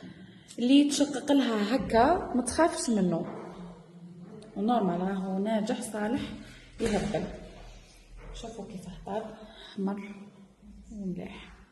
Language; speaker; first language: Arabic; native; Arabic